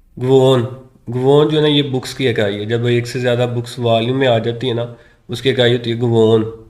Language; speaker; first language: Urdu; non-native, local second language; Punjabi